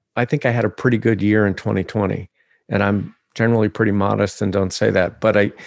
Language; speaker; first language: English; native; English